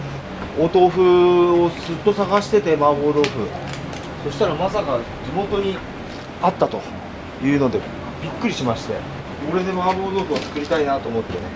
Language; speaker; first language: Japanese; native; Japanese